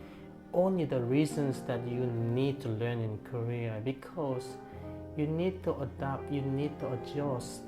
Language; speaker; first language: English; non-native, fluent; Korean